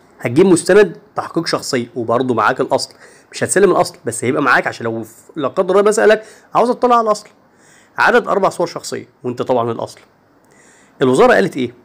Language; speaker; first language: Arabic; native; Arabic